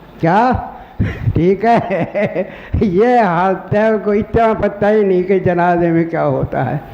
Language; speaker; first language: Urdu; non-native, local second language; Saraiki